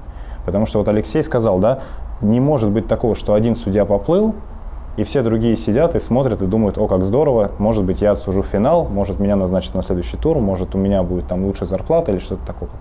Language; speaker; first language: Russian; native; Russian